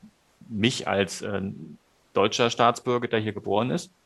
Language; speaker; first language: German; native; German